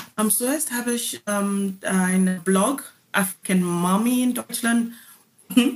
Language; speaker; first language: German; non-native, learner; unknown